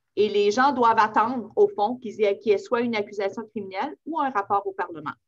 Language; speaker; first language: French; native; French